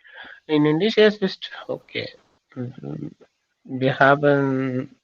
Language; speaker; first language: German; non-native, learner; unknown